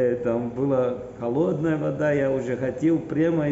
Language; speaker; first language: Russian; non-native, fluent; Portuguese